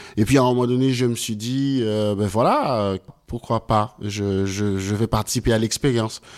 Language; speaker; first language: French; non-native, local second language; Haitian Creole